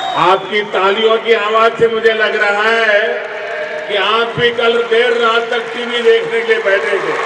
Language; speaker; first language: Hindi; non-native, local second language; Gujarati